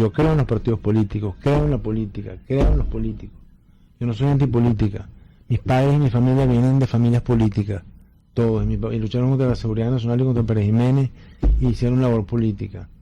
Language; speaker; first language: Spanish; native; Spanish